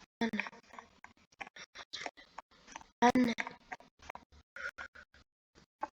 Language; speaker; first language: English; native; English